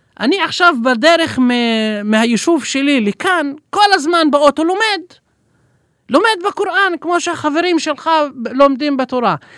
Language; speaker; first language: Hebrew; non-native, local second language; Arabic